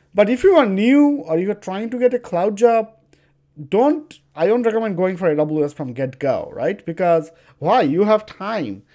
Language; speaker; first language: English; non-native, local second language; Bangla